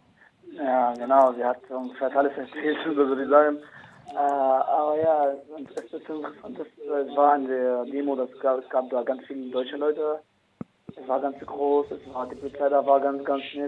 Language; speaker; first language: German; non-native, learner; Arabic